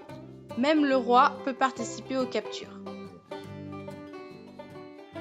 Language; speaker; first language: French; native; French